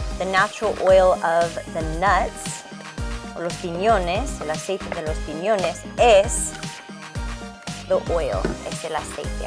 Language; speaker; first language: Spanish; early bilingual, heritage; English